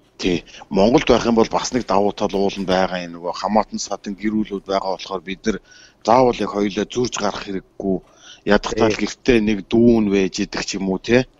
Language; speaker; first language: Mongolian; native; Mongolian